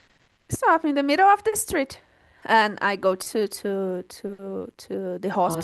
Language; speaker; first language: English; non-native, learner; Portuguese